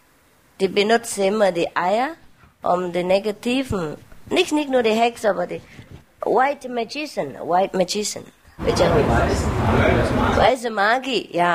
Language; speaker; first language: German; non-native, learner; Vietnamese